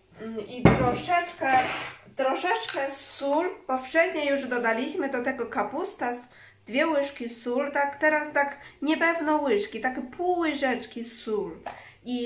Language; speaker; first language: Polish; non-native, learner; Chinese